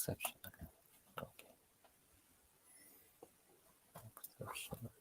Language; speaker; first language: English; non-native, learner; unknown